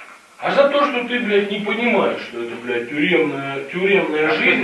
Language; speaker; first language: Russian; native; Russian